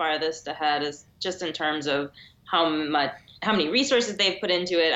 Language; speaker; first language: English; native; English